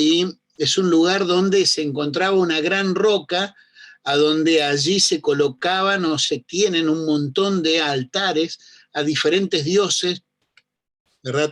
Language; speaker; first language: Spanish; native; Spanish